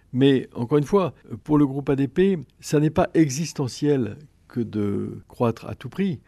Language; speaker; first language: French; native; French